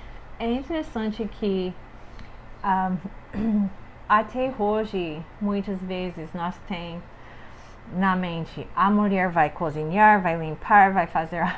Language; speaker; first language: Portuguese; non-native, fluent; English